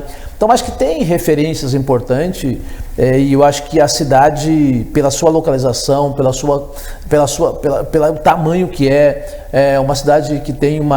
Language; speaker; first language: Portuguese; native; Portuguese